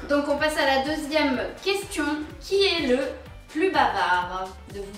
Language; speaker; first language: French; native; French